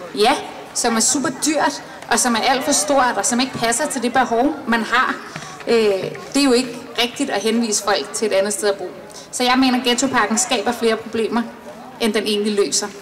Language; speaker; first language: Danish; native; Danish